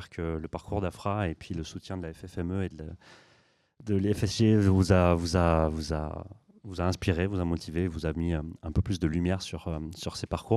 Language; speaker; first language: French; native; French